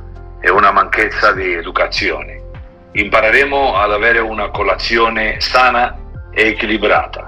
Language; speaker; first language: Italian; non-native, learner; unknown